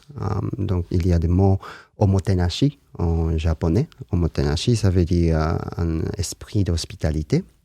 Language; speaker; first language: French; non-native, learner; Japanese